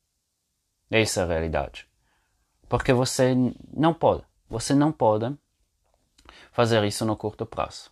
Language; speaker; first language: Portuguese; non-native, fluent; Italian